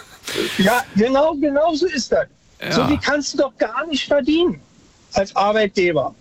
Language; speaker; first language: German; native; German